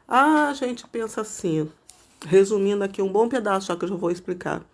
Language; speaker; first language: Portuguese; native; Portuguese